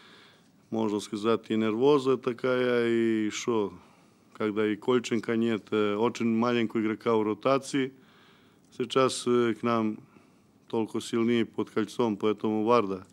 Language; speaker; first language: Russian; non-native, local second language; Ukrainian